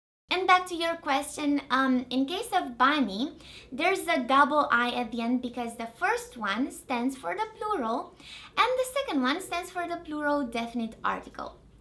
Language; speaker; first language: English; non-native, fluent; Romanian